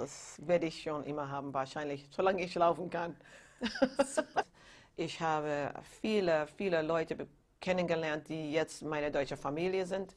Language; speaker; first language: German; non-native, fluent; English